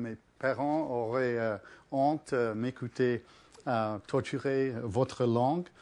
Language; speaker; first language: French; early bilingual, heritage; English